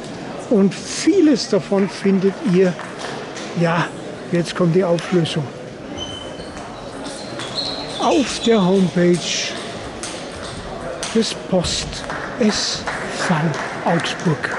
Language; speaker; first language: German; native; German